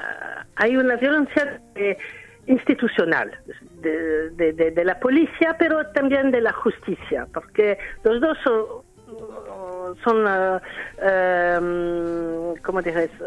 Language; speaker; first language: Spanish; non-native, learner; French